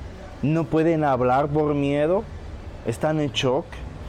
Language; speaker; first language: Spanish; non-native, fluent; Arabic